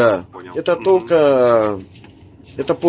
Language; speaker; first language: Russian; non-native, learner; Portuguese